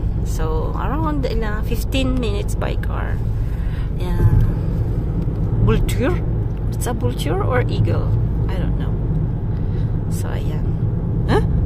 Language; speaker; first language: English; non-native, local second language; Filipino